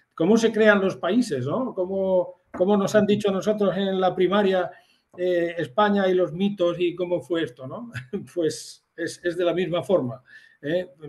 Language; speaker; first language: Spanish; native; Spanish